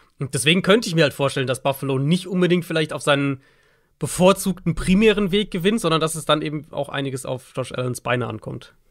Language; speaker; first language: German; native; German